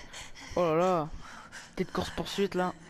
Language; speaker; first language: French; native; French